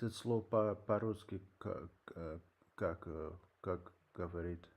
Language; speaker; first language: Russian; non-native, learner; English